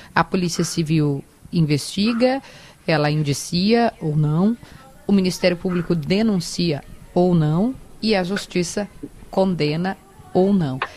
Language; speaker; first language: Portuguese; native; Portuguese